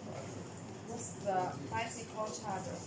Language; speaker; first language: English; non-native, learner; Chinese